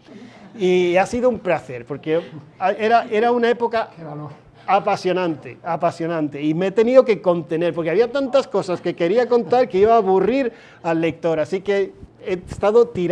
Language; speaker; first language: Spanish; non-native, fluent; Swedish